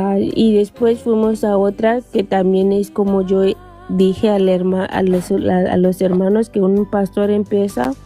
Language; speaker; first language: Spanish; non-native, fluent; Portuguese